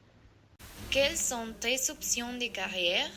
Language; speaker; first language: French; non-native, learner; Spanish